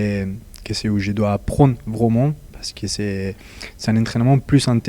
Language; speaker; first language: French; non-native, fluent; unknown